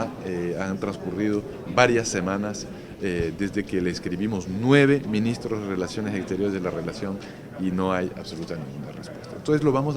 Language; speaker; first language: Spanish; native; Spanish